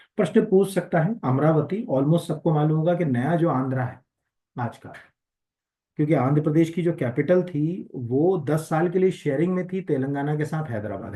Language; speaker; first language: Hindi; native; Hindi